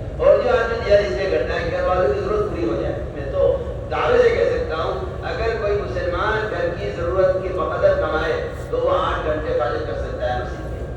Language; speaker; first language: Urdu; native; Urdu